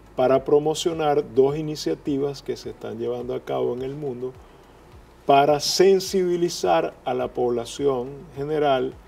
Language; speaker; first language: Spanish; native; Spanish